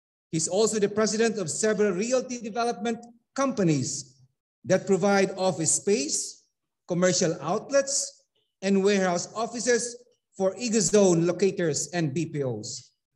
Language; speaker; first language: English; non-native, local second language; Filipino